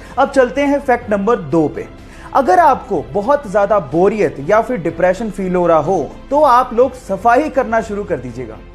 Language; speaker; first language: Hindi; native; Hindi